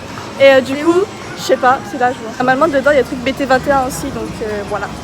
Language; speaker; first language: French; native; French